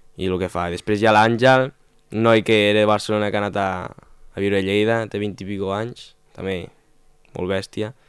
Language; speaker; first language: Catalan; non-native, local second language; Spanish